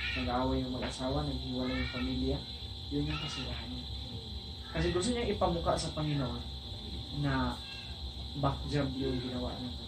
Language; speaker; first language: Filipino; non-native, local second language; Cebuano